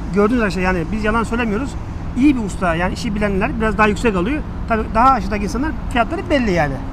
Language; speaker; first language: Turkish; native; Turkish